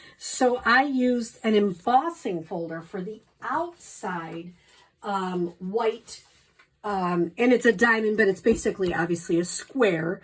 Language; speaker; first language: English; native; English